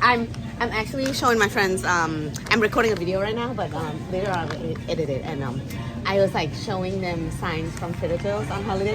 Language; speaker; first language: English; non-native, fluent; Thai